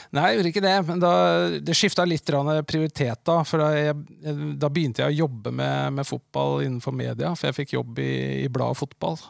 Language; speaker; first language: Norwegian; native; Norwegian